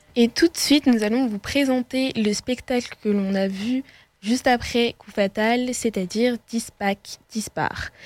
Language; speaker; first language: French; early bilingual, other home language; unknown